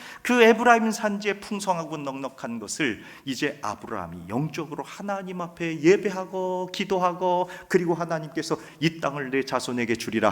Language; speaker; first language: Korean; native; Korean